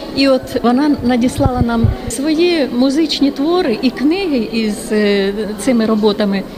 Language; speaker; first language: Ukrainian; native; Ukrainian